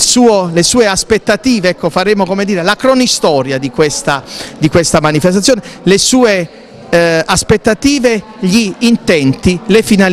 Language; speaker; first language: Italian; native; Italian